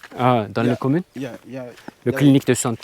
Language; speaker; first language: French; non-native, learner; Turkish